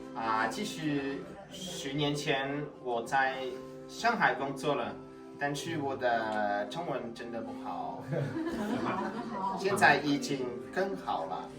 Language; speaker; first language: Chinese; non-native, learner; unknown